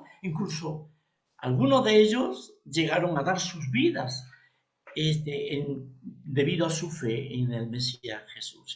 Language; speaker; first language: Spanish; native; Spanish